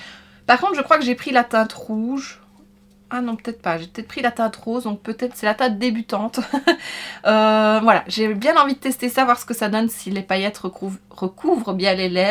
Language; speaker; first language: French; native; French